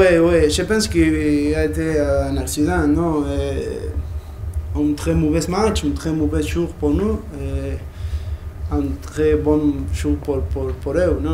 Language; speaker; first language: French; non-native, learner; Spanish